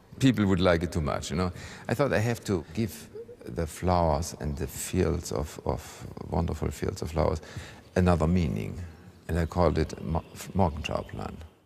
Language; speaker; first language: English; non-native, fluent; German